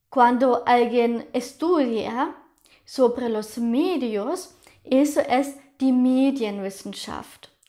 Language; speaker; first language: Spanish; non-native, fluent; German